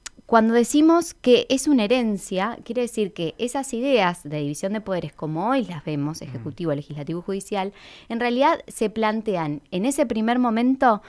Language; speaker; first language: Spanish; native; Spanish